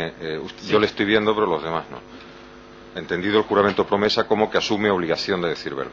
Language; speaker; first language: Spanish; native; Spanish